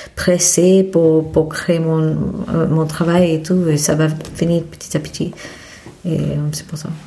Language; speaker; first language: French; non-native, fluent; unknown